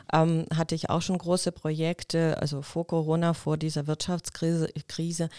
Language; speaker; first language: German; non-native, fluent; Russian